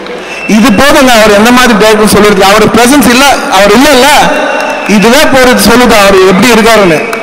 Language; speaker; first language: Tamil; non-native, local second language; Telugu